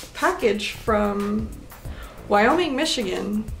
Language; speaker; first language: English; native; English